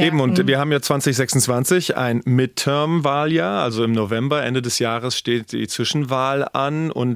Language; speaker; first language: German; native; German